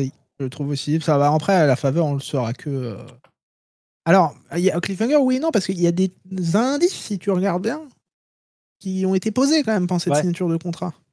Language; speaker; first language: French; native; French